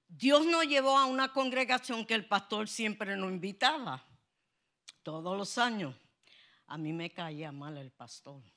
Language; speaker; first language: Spanish; native; Spanish